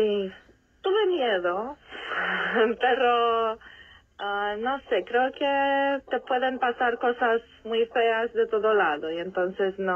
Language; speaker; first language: Spanish; non-native, fluent; Romanian